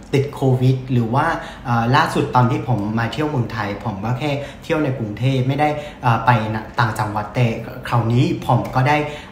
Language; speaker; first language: Thai; non-native, fluent; Vietnamese